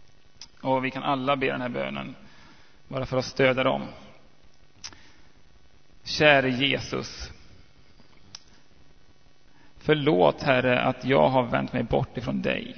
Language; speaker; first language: Swedish; native; Swedish